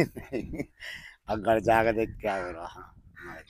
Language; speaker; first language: Hindi; native; Hindi